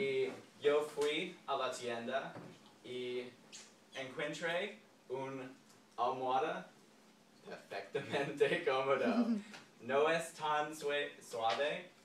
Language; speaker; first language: Spanish; non-native, learner; English